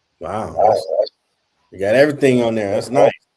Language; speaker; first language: English; native; English